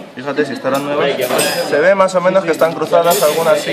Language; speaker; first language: Spanish; native; Spanish